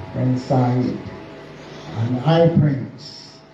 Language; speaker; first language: English; non-native, local second language; Yoruba